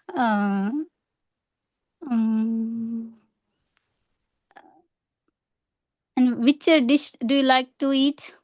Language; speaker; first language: English; non-native, learner; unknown